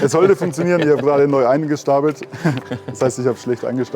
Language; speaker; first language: German; native; German